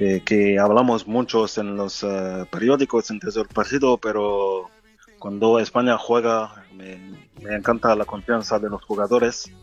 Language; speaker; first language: Spanish; non-native, fluent; French